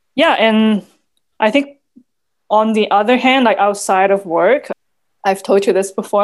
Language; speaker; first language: English; non-native, local second language; Cantonese